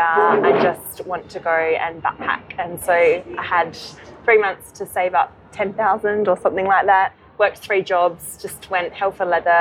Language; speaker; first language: English; native; English